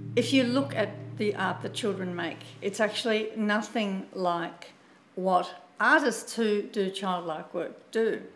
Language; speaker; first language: English; native; English